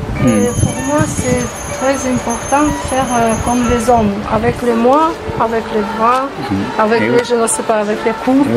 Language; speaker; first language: French; non-native, learner; Ukrainian